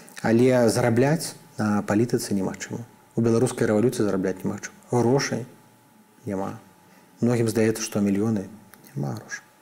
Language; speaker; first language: Belarusian; native; Belarusian